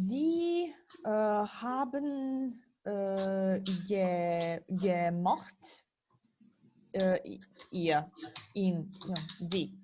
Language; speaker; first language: German; non-native, learner; Serbian